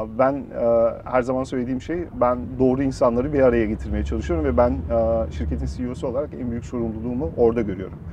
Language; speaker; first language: Turkish; early bilingual, heritage; Turkish